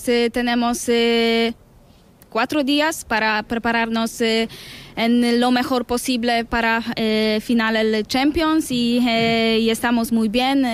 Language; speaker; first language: Spanish; non-native, learner; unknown